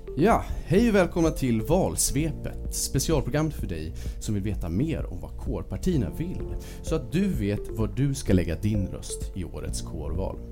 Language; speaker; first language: Swedish; native; Swedish